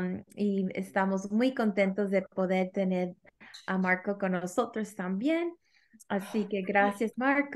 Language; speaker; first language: Spanish; early bilingual, heritage; Spanish